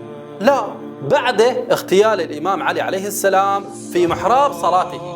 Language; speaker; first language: Arabic; native; Arabic